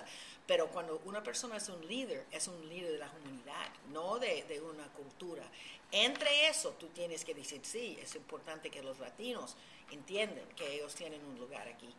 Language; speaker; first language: Spanish; early bilingual, heritage; Spanish